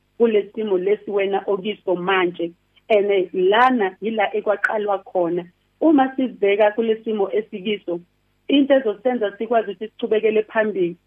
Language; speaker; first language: Zulu; native; Zulu